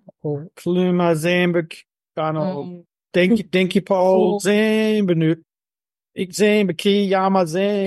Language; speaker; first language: Japanese; non-native, learner; English